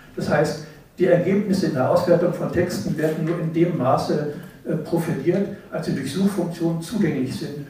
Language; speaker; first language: German; native; German